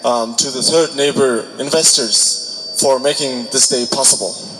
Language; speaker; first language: English; non-native, fluent; Mongolian